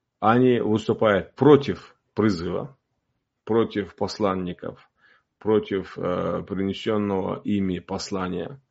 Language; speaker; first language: Russian; non-native, local second language; Uzbek